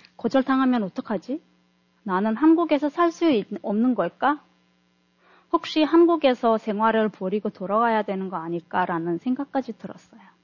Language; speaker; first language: Korean; non-native, fluent; Turkmen